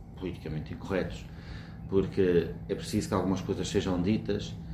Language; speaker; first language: Portuguese; native; Portuguese